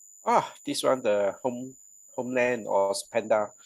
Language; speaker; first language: English; non-native, local second language; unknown